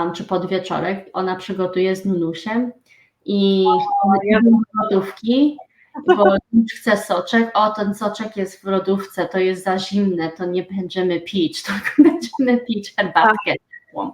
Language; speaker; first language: Polish; early bilingual, heritage; Polish